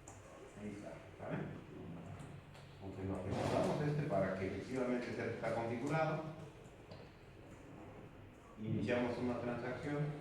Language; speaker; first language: Spanish; native; Spanish